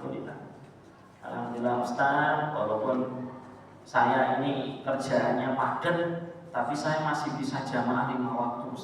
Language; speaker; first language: Indonesian; native; Indonesian